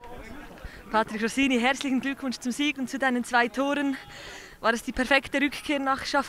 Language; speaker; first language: German; native; German